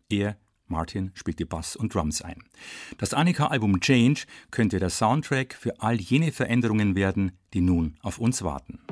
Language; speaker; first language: German; native; German